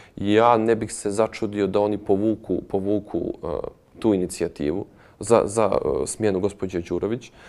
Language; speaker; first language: Bosnian; native; Bosnian